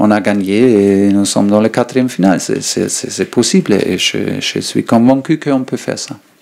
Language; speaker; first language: French; non-native, learner; German